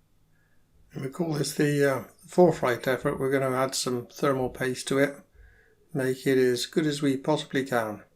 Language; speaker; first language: English; native; English